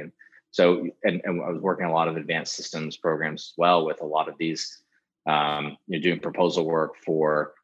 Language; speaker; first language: English; native; English